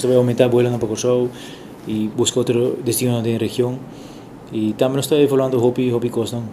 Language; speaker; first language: Italian; non-native, learner; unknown